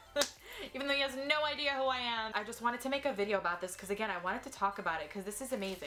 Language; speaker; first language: English; native; English